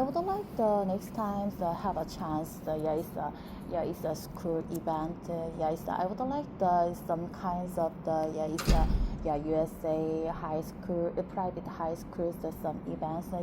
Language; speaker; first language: English; non-native, learner; Korean